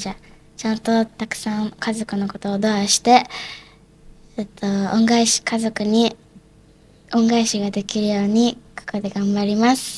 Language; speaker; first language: Japanese; early bilingual, other home language; Indonesian